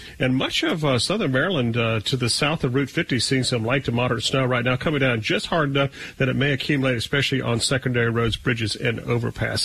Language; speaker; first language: English; native; English